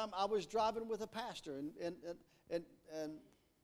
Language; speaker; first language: English; native; English